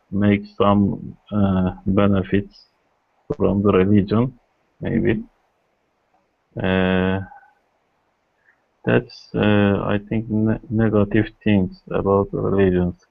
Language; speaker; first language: English; non-native, learner; Kurdish